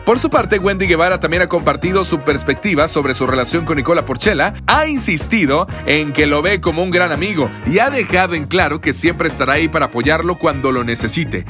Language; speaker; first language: Spanish; native; Spanish